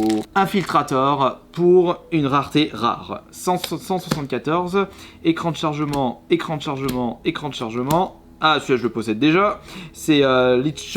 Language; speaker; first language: French; native; French